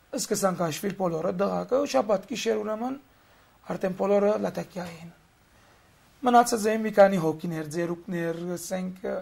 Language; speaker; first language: Armenian; early bilingual, heritage; Armenian